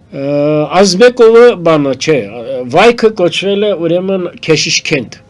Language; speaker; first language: Armenian; native; Armenian